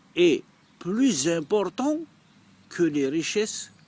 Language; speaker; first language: French; non-native, local second language; Arabic